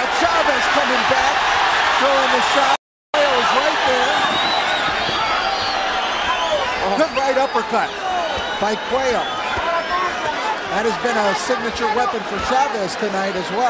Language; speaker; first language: English; native; English